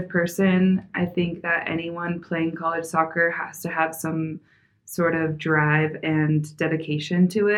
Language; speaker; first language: English; native; English